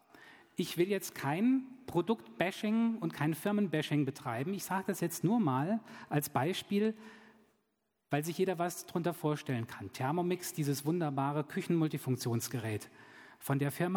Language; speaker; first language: German; native; German